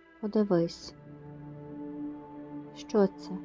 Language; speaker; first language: Ukrainian; native; Ukrainian